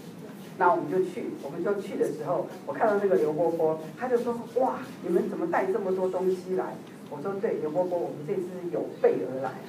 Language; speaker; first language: Chinese; native; Chinese